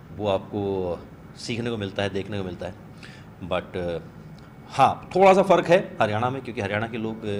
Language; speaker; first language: Hindi; native; Hindi